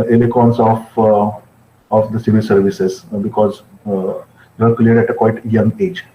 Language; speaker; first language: English; non-native, local second language; Marathi